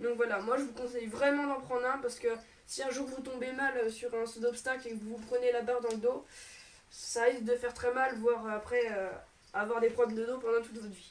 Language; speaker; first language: French; native; French